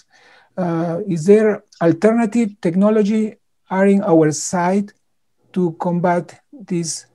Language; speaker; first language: English; non-native, fluent; Spanish